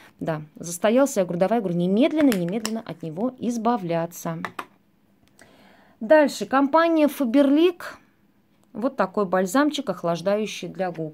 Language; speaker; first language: Russian; native; Russian